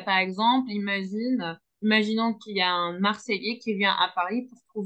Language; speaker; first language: French; non-native, fluent; Turkish